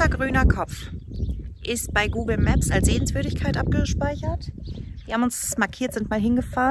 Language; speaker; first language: German; native; German